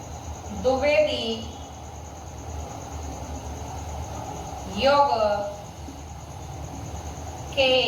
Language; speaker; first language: Hindi; native; Hindi